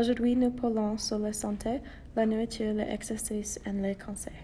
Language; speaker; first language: French; non-native, learner; English